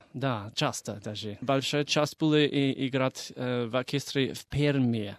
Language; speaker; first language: Russian; non-native, fluent; English